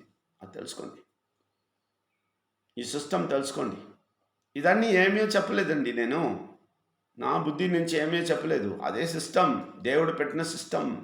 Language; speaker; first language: Telugu; non-native, fluent; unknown